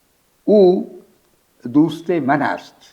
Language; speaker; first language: Persian; non-native, fluent; Urdu